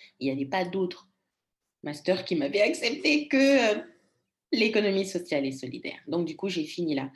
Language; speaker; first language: French; non-native, local second language; Lingala